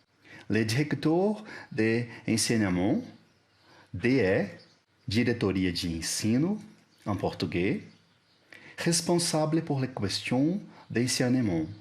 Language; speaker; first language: French; non-native, learner; Portuguese